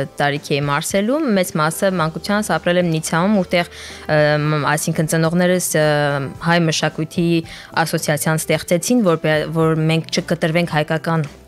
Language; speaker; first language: Armenian; early bilingual, heritage; French